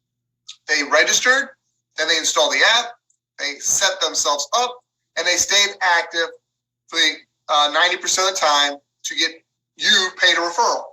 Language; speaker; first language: English; native; English